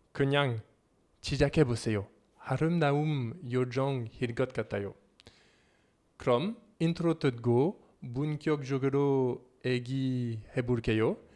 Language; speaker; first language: Korean; non-native, learner; French